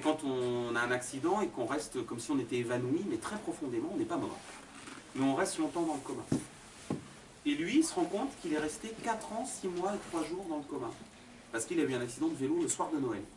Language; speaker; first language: French; native; French